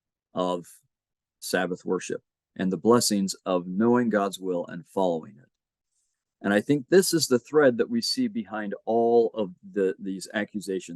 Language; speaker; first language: English; native; English